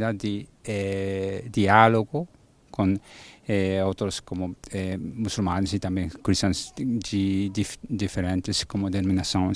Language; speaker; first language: Portuguese; non-native, learner; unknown